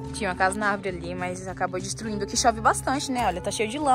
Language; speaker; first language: Portuguese; native; Portuguese